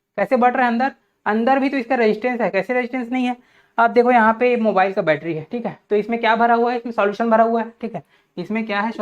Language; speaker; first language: Hindi; native; Hindi